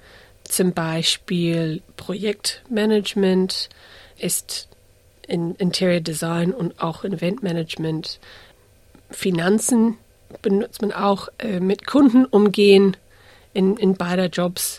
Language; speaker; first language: German; early bilingual, heritage; English